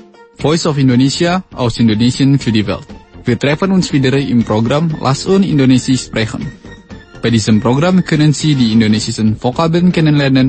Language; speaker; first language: German; non-native, fluent; Indonesian